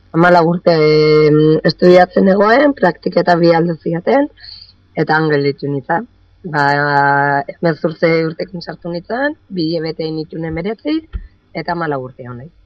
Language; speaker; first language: Basque; non-native, local second language; Spanish